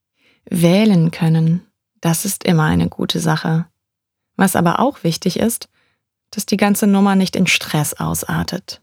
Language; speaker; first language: German; native; German